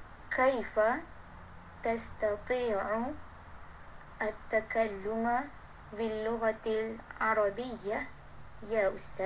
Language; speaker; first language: Arabic; non-native, learner; Malay